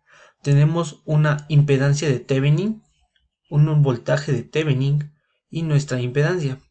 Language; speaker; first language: Spanish; native; Spanish